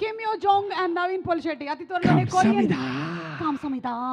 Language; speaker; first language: Telugu; native; Telugu